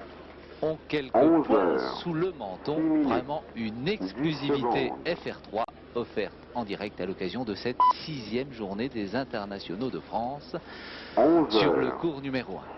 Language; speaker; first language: French; native; French